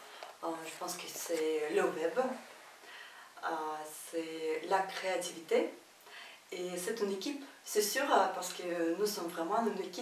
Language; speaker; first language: French; non-native, fluent; Russian